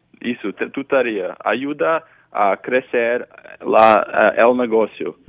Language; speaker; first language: Spanish; non-native, learner; Portuguese